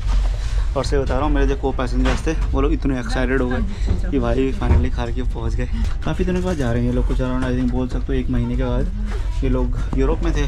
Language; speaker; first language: Hindi; native; Hindi